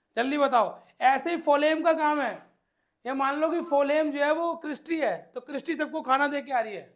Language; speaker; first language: Hindi; native; Hindi